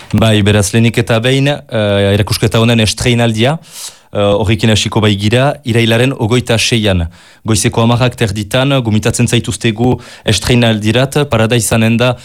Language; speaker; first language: Basque; native; Basque